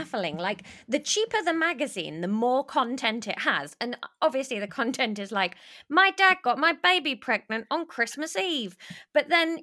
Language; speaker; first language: English; native; English